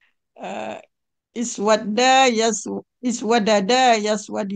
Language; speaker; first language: Arabic; non-native, learner; Indonesian